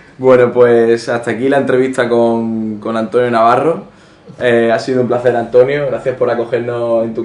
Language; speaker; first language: Spanish; native; Spanish